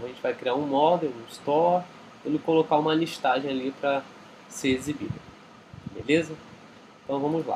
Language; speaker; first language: Portuguese; native; Portuguese